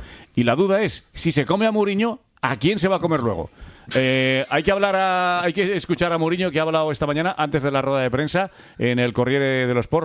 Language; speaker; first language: Spanish; native; Spanish